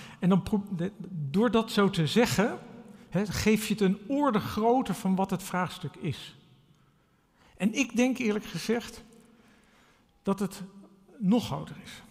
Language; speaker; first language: Dutch; native; Dutch